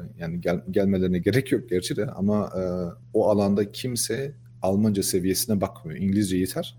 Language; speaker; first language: Turkish; early bilingual, heritage; Turkish